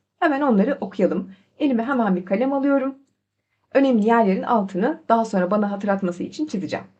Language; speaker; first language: Turkish; native; Turkish